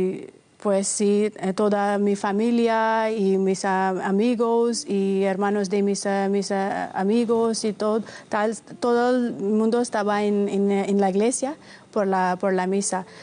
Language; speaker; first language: Spanish; non-native, fluent; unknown